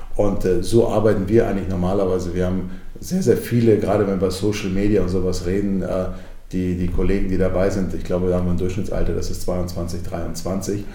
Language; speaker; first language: German; early bilingual, other home language; Croatian